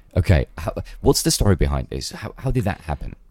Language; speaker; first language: English; non-native, fluent; Czech